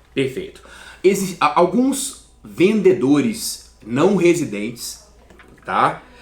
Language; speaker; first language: Portuguese; native; Portuguese